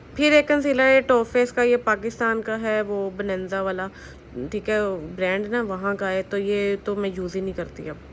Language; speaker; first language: Urdu; native; Urdu